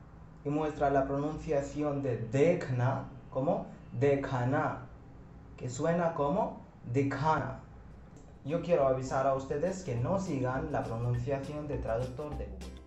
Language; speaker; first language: Spanish; non-native, fluent; Hindi